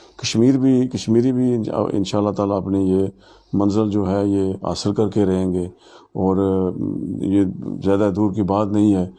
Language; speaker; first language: Urdu; non-native, local second language; Pahari-Potwari